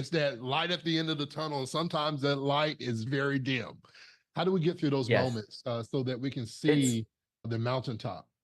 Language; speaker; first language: English; native; English